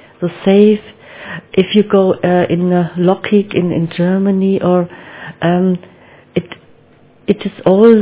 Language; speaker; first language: English; non-native, learner; German